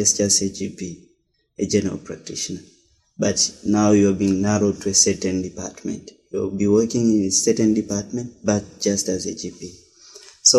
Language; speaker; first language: English; non-native, local second language; Swahili